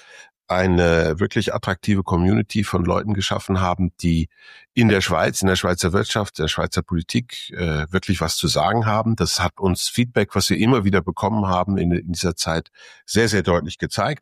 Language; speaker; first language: German; native; German